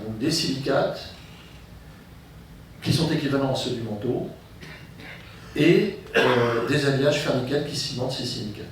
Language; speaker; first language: French; native; French